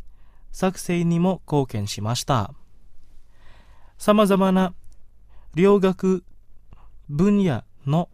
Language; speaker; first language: Japanese; non-native, fluent; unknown